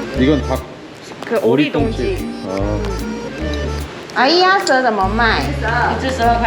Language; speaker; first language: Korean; non-native, learner; Chinese